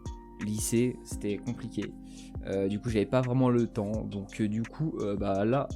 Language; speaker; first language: French; native; French